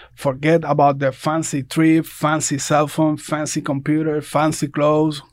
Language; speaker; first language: English; non-native, fluent; Spanish